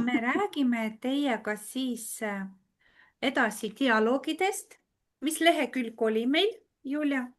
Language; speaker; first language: Estonian; non-native, fluent; Russian